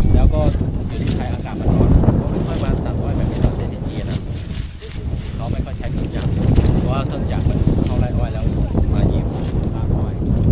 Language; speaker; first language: Thai; non-native, fluent; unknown